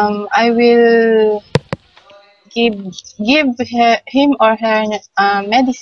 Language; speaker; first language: English; non-native, learner; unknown